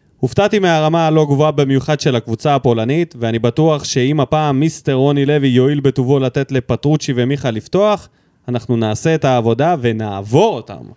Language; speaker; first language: Hebrew; early bilingual, other home language; Russian